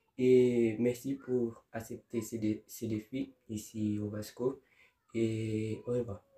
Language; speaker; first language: French; non-native, learner; Portuguese